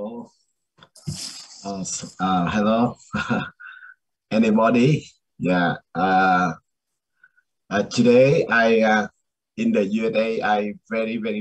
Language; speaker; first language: English; non-native, learner; Vietnamese